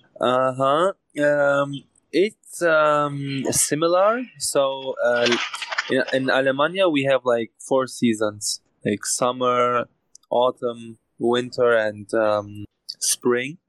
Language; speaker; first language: English; non-native, learner; German